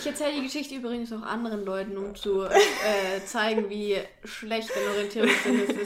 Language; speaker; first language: German; native; German